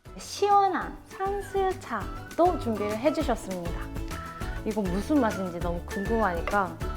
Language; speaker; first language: Korean; non-native, fluent; Japanese